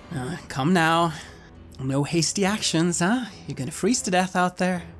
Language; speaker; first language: English; non-native, fluent; Swedish